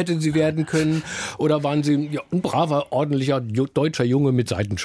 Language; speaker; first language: German; native; German